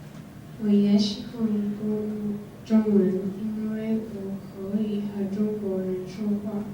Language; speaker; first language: Chinese; non-native, learner; English